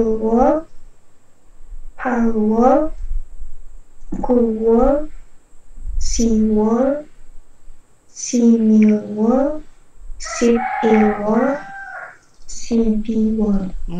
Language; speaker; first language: Korean; non-native, learner; Indonesian